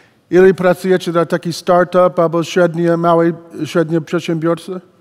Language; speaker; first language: Polish; non-native, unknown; English